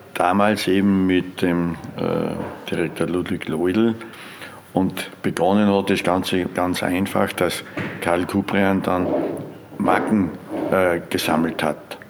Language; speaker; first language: German; native; German